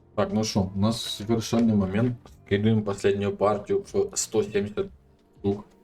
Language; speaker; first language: Russian; non-native, local second language; Ukrainian